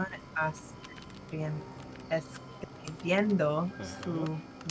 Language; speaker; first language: Spanish; non-native, learner; English